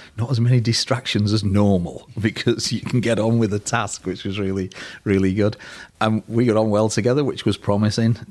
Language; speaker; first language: English; native; English